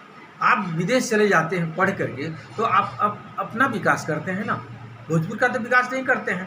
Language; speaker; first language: Hindi; native; Hindi